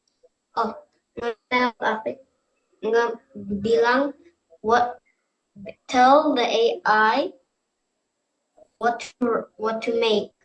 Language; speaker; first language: English; non-native, fluent; Indonesian